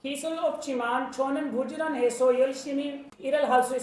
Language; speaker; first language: Korean; non-native, learner; Urdu